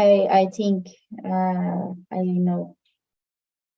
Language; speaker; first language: English; non-native, fluent; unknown